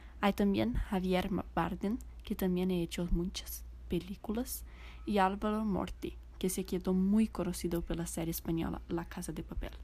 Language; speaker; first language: Spanish; non-native, fluent; Portuguese